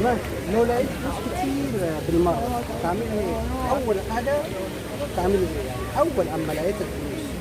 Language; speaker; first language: Arabic; non-native, fluent; Oromo